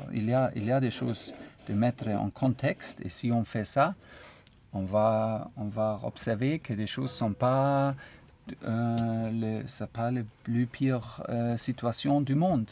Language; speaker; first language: French; non-native, learner; German